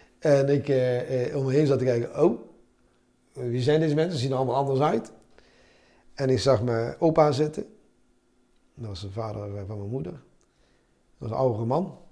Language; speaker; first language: Dutch; early bilingual, other home language; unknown